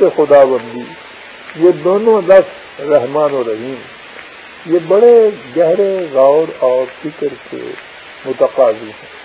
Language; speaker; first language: Urdu; native; Urdu